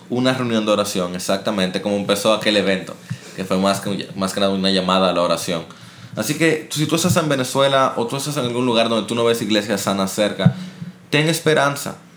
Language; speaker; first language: Spanish; native; Spanish